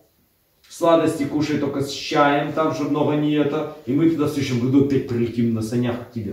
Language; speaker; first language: Russian; native; Russian